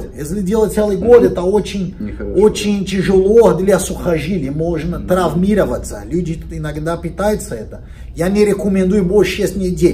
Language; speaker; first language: Russian; non-native, learner; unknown